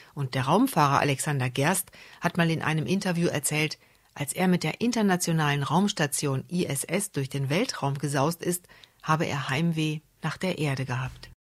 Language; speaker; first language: German; native; German